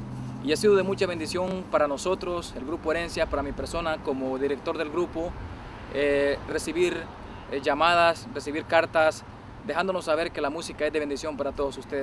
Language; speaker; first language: Spanish; native; Spanish